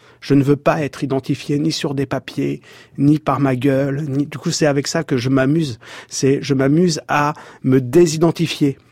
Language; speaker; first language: French; native; French